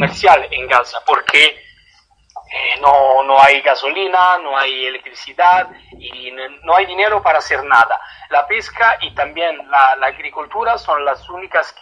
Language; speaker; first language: Spanish; non-native, fluent; Italian